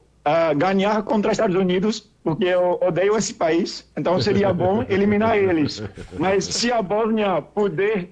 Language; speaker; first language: Portuguese; non-native, fluent; Dutch